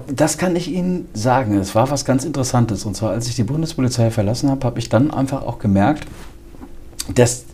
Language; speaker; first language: German; native; German